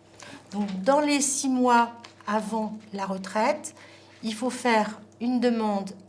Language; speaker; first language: French; native; French